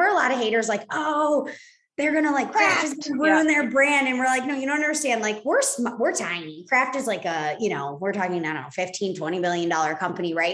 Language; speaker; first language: English; native; English